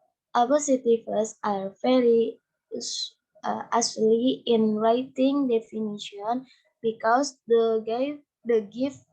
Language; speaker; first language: English; non-native, learner; Indonesian